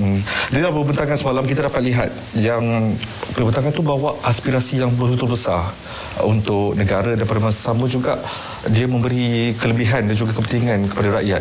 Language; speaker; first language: Malay; native; Malay